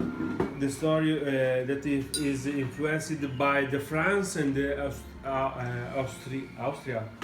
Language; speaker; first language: English; non-native, learner; Italian